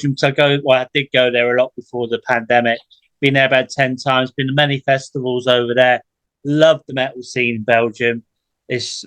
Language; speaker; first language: English; native; English